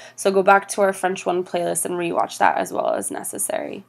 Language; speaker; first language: English; native; English